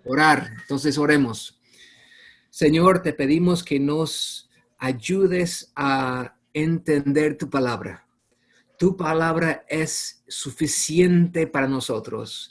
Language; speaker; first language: Spanish; non-native, fluent; English